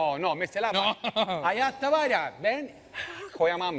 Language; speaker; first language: Turkish; non-native, fluent; Italian